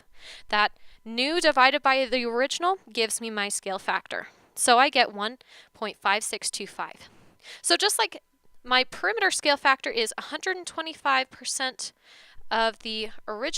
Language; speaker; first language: English; native; English